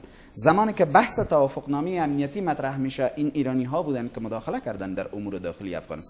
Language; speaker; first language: Persian; native; Persian